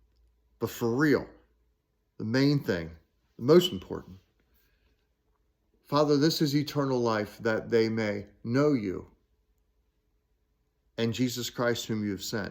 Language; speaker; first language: English; native; English